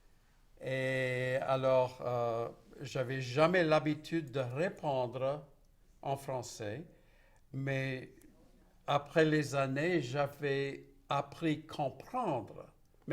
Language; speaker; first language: French; non-native, local second language; English